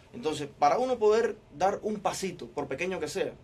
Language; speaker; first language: Spanish; native; Spanish